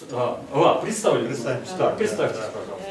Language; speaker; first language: Russian; native; Russian